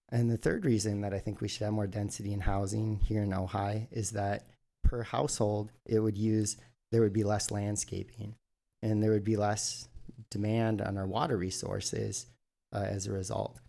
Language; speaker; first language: English; native; English